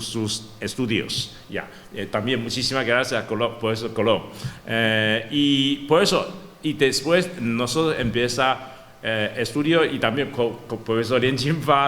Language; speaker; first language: Spanish; non-native, learner; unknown